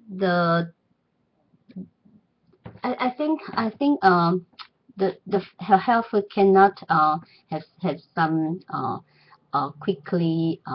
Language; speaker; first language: English; non-native, learner; Chinese